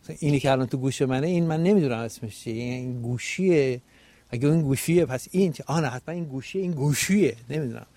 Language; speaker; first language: Persian; native; Persian